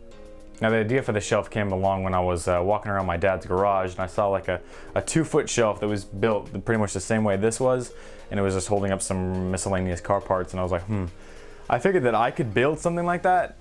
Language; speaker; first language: English; native; English